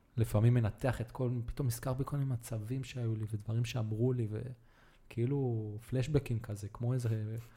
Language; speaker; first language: Hebrew; native; Hebrew